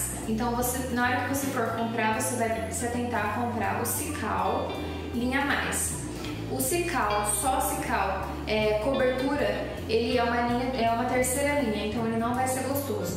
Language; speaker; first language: Portuguese; native; Portuguese